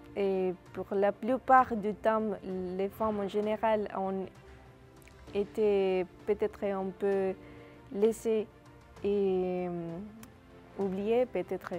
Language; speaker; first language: French; non-native, fluent; Spanish